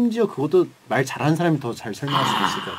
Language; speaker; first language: Korean; native; Korean